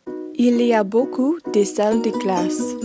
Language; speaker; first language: French; non-native, learner; English